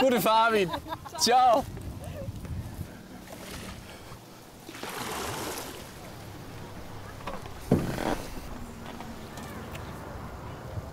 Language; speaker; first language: German; native; German